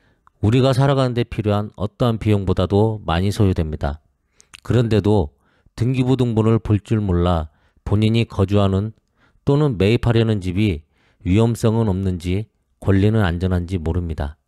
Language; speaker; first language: Korean; native; Korean